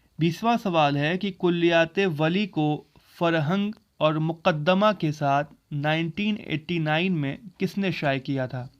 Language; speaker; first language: Urdu; native; Urdu